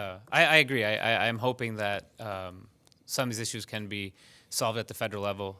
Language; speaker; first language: English; early bilingual, other home language; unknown